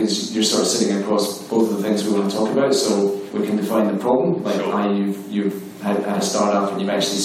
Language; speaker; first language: English; native; English